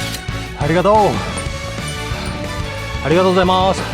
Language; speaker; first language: Japanese; non-native, learner; Chinese